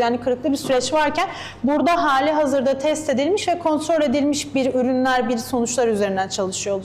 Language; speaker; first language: Turkish; native; Turkish